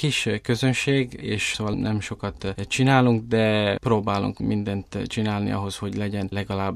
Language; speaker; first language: Hungarian; early bilingual, heritage; Italian